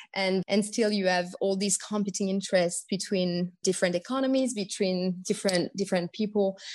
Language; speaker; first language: English; non-native, fluent; French